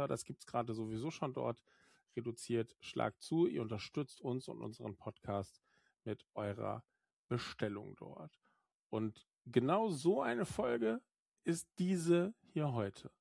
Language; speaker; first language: German; native; German